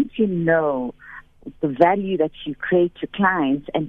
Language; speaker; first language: English; native; English